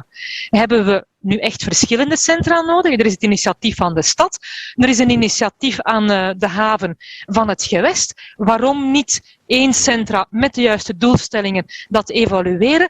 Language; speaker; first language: Dutch; native; Dutch